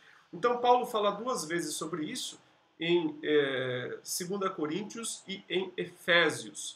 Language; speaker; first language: Portuguese; native; Portuguese